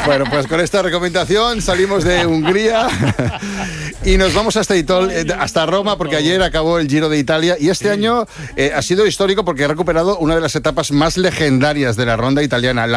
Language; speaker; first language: Spanish; native; Spanish